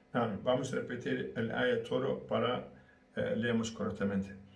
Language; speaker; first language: Spanish; non-native, learner; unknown